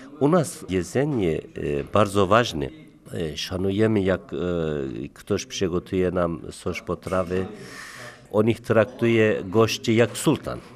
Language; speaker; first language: Polish; non-native, learner; Turkish